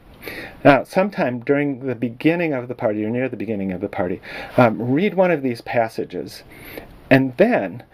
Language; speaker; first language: English; native; English